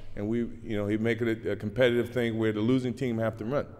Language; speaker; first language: English; native; English